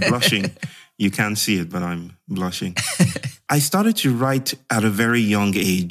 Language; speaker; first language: English; non-native, local second language; Yoruba